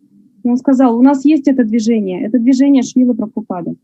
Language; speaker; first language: Russian; native; Russian